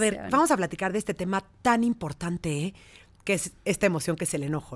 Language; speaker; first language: Spanish; native; Spanish